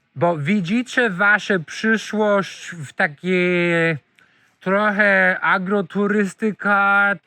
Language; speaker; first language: Polish; non-native, learner; English